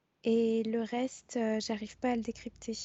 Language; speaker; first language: French; native; French